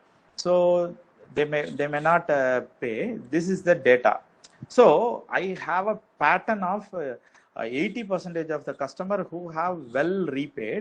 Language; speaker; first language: English; non-native, local second language; Tamil